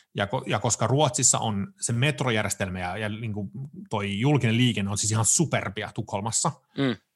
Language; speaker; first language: Finnish; early bilingual, heritage; Finnish